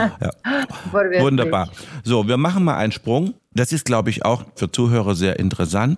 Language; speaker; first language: German; native; German